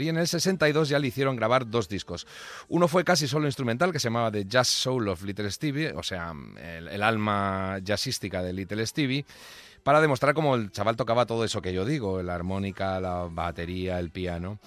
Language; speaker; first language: Spanish; native; Spanish